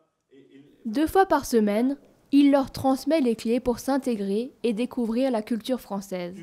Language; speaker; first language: French; native; French